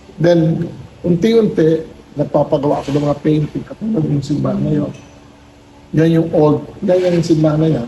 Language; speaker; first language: Filipino; native; Filipino